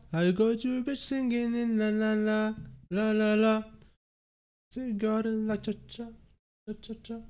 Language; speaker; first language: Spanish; native; Spanish